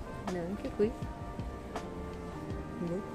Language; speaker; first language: Italian; non-native, learner; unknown